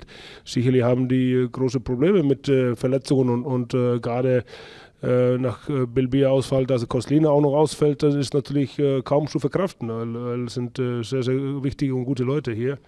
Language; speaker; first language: German; non-native, fluent; Icelandic